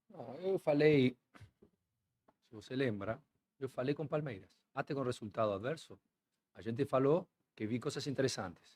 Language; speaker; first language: Portuguese; non-native, fluent; Spanish